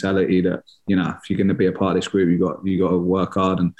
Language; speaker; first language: English; native; English